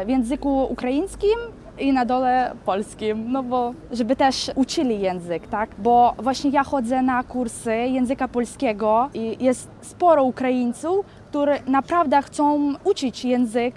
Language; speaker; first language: Polish; non-native, learner; Ukrainian